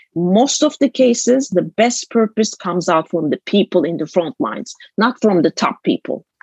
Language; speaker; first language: English; non-native, fluent; Turkish